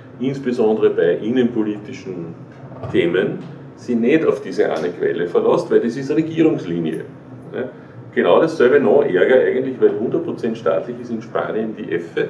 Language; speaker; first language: German; native; German